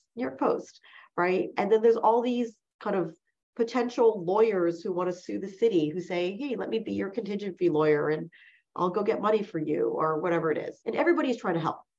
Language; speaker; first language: English; early bilingual, other home language; Chinese